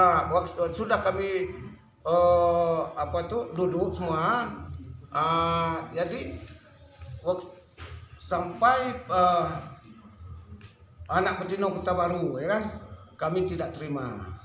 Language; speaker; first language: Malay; non-native, local second language; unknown